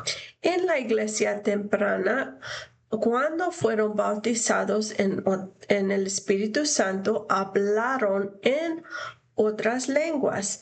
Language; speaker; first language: Spanish; non-native, fluent; English